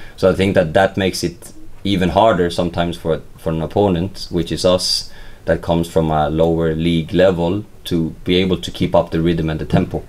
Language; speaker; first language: English; non-native, fluent; Swedish